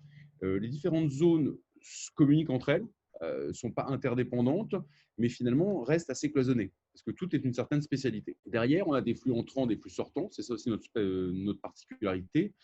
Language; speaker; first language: French; native; French